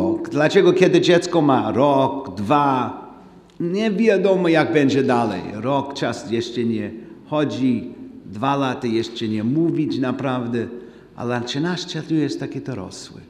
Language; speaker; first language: Polish; non-native, learner; English